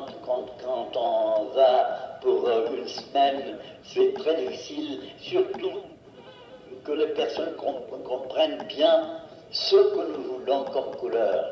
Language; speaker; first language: French; non-native, fluent; Portuguese